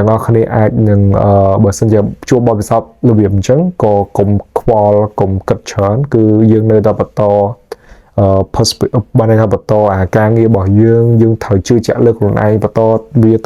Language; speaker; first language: Khmer; native; Khmer